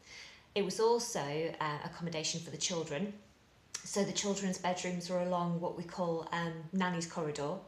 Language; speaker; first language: English; native; English